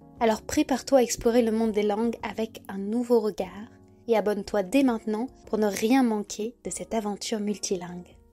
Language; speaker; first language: French; native; French